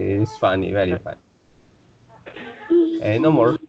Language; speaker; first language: English; non-native, learner; Spanish